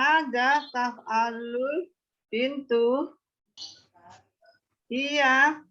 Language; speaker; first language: Arabic; non-native, learner; Indonesian